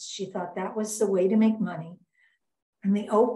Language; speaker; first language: English; native; English